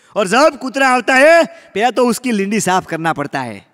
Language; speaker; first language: Hindi; non-native, local second language; Gujarati